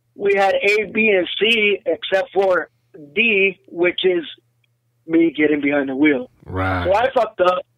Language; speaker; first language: English; native; English